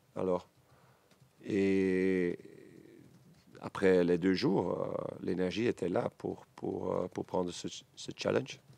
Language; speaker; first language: French; non-native, learner; Dutch